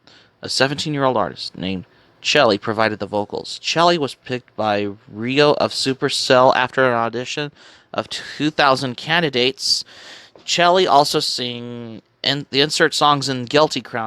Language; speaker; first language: English; native; English